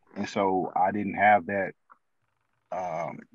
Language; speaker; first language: English; native; English